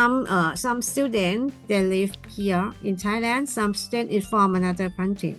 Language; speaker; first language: English; non-native, learner; Thai